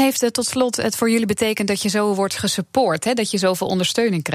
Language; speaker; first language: Dutch; native; Dutch